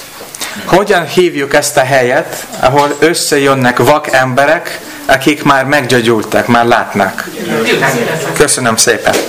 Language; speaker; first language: Hungarian; non-native, learner; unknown